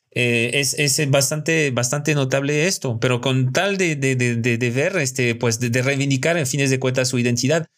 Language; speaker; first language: Spanish; non-native, fluent; French